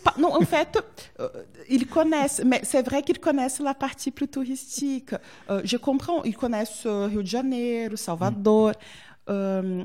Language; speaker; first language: French; non-native, fluent; Portuguese